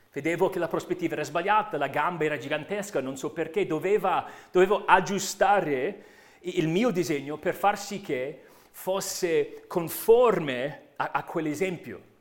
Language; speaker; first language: Italian; non-native, fluent; English